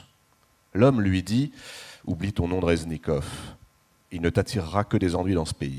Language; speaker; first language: French; native; French